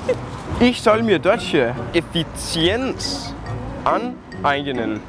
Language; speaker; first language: German; non-native, learner; Danish